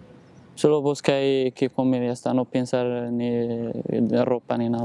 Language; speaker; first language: Spanish; non-native, learner; Arabic